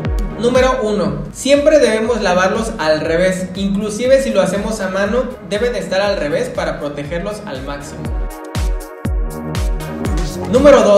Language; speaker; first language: Spanish; native; Spanish